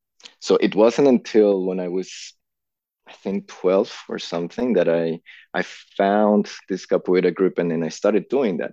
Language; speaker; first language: English; non-native, fluent; Spanish